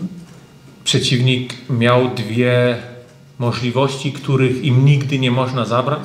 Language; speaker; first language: Polish; early bilingual, heritage; German